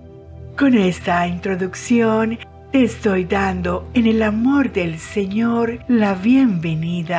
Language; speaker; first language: Spanish; native; Spanish